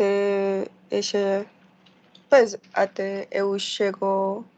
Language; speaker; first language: Portuguese; non-native, learner; Spanish